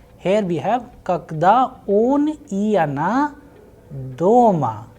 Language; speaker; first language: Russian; non-native, fluent; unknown